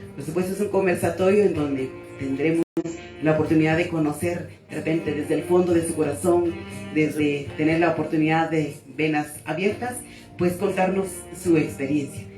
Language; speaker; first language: Spanish; native; Spanish